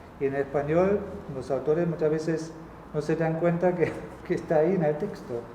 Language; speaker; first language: Spanish; non-native, fluent; German